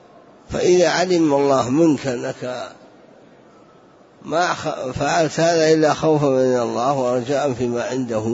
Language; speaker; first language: Arabic; native; Arabic